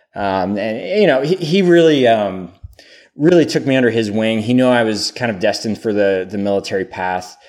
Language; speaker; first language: English; native; English